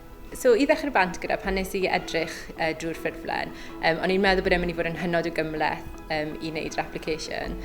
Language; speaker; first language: Welsh; native; Welsh